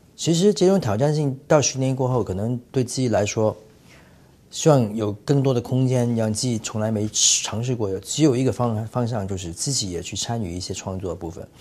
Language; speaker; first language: Chinese; non-native, fluent; Cantonese